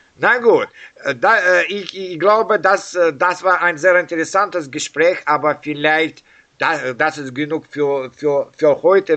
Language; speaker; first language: German; non-native, learner; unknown